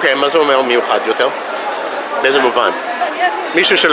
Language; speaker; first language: Hebrew; non-native, fluent; English